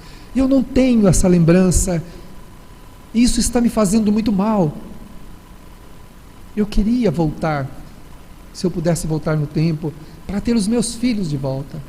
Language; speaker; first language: Portuguese; native; Portuguese